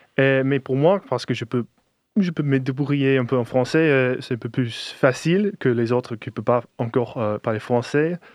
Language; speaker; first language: French; non-native, fluent; English